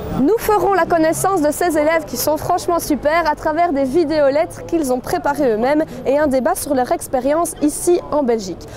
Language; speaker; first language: French; native; French